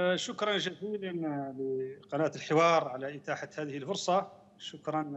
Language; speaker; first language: Arabic; native; Arabic